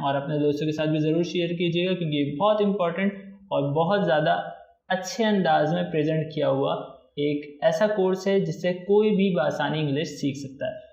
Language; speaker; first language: Urdu; native; Urdu